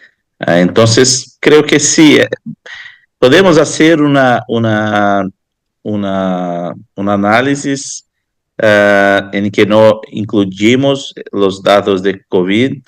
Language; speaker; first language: Spanish; non-native, fluent; Portuguese